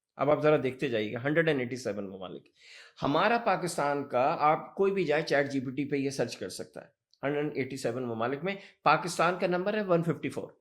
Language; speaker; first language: Urdu; early bilingual, heritage; Urdu